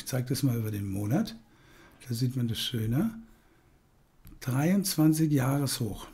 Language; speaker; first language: German; native; German